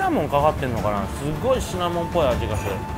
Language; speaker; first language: Japanese; native; Japanese